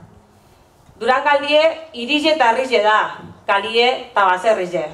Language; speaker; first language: Basque; native; Basque